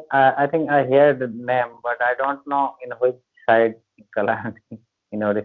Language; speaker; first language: English; non-native, learner; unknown